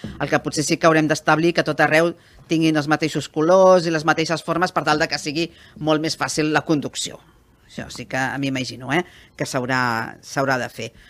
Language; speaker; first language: Catalan; native; Catalan